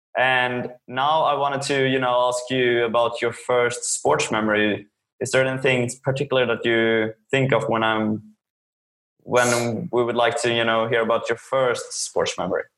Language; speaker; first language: English; non-native, fluent; Swedish